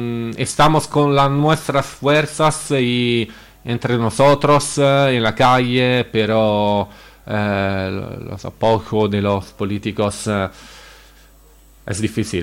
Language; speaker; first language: Spanish; non-native, learner; Italian